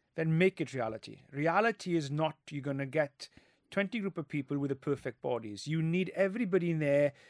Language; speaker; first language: English; non-native, local second language; Welsh